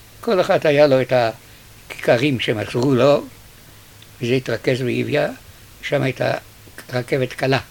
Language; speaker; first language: Hebrew; early bilingual, other home language; Yiddish